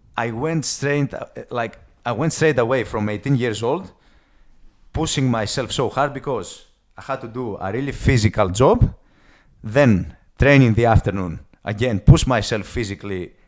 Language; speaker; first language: English; non-native, fluent; Greek